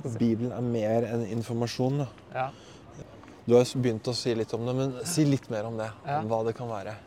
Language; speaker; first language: Norwegian; native; Norwegian